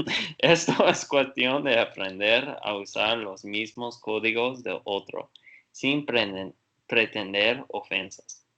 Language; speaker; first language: Spanish; non-native, learner; Portuguese